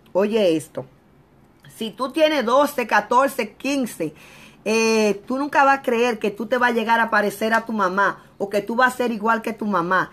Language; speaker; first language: Spanish; native; Spanish